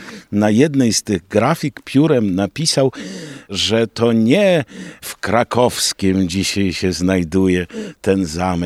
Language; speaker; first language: Polish; native; Polish